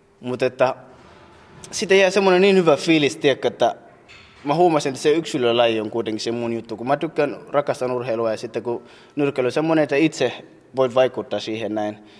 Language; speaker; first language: Finnish; non-native, fluent; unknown